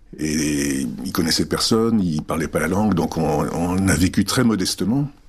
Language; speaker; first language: French; early bilingual, other home language; Czech